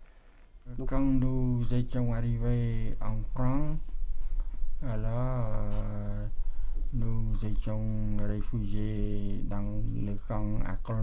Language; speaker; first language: French; non-native, local second language; Khmer